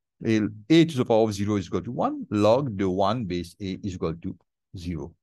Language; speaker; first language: English; non-native, local second language; Morisyen